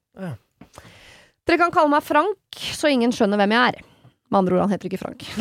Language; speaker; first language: Norwegian; native; Norwegian